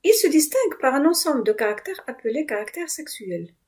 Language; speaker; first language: French; non-native, local second language; Arabic